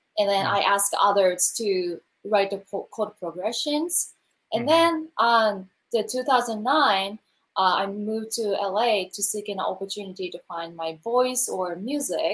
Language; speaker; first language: English; non-native, learner; Japanese